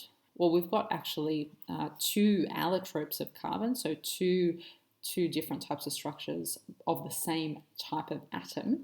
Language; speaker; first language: English; native; English